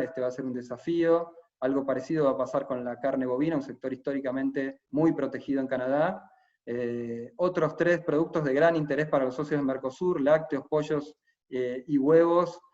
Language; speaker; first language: Spanish; native; Spanish